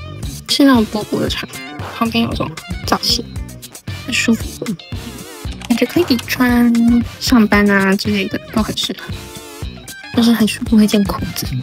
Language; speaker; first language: Chinese; native; Chinese